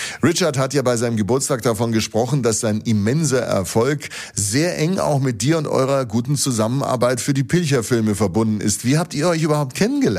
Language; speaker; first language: German; native; German